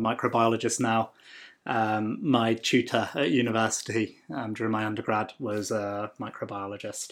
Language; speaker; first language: English; native; English